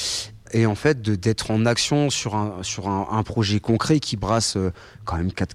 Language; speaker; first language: French; native; French